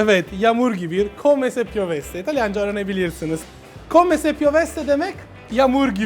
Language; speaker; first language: Turkish; non-native, learner; Italian